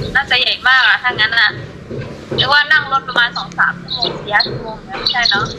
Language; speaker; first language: Thai; non-native, fluent; Burmese